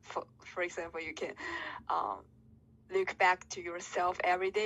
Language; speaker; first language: English; non-native, fluent; Chinese